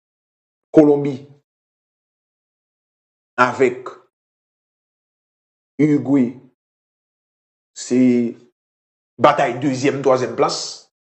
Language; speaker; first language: French; non-native, local second language; Haitian Creole